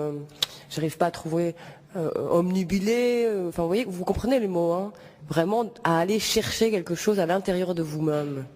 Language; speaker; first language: French; native; French